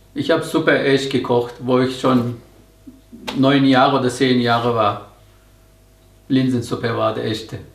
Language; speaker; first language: German; non-native, learner; Turkish